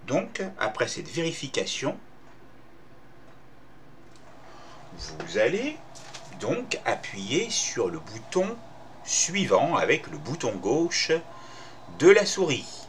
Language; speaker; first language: French; native; French